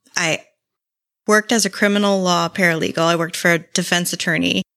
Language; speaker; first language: English; native; English